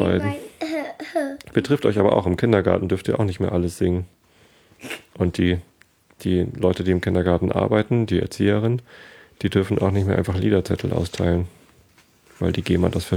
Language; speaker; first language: German; native; German